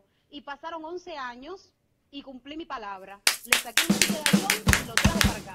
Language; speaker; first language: Spanish; native; Spanish